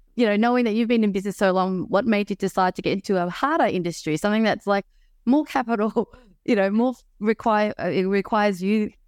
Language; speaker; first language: English; native; English